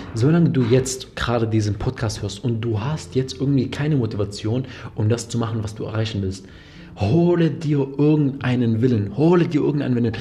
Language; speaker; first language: German; non-native, fluent; Arabic